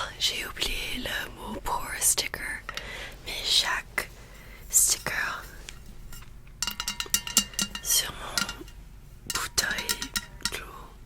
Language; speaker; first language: French; non-native, learner; English